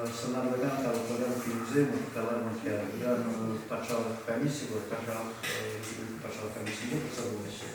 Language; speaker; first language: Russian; non-native, local second language; Chuvash